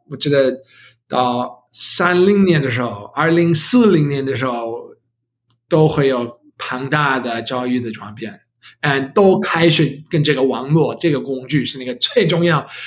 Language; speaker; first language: Chinese; non-native, learner; English